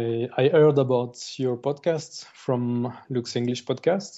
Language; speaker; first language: English; non-native, learner; German